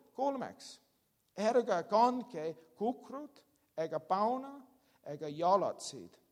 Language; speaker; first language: Estonian; non-native, learner; English